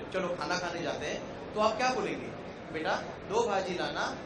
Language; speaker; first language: English; non-native, local second language; Konkani